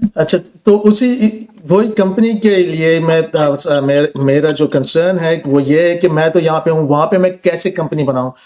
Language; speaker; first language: Hindi; early bilingual, heritage; Urdu